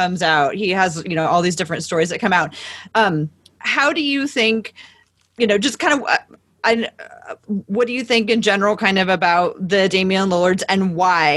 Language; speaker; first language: English; native; English